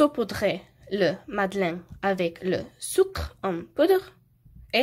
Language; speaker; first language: French; non-native, learner; Slovenian